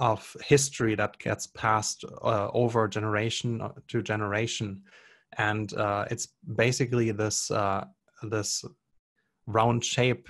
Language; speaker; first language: English; non-native, fluent; German